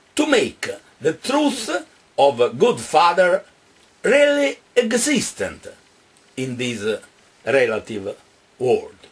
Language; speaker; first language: English; non-native, fluent; Italian